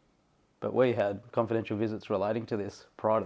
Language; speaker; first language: English; native; English